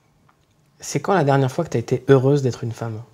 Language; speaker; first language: French; native; French